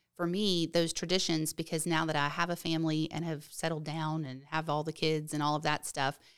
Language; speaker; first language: English; native; English